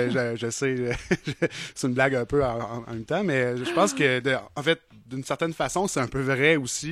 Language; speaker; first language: French; native; French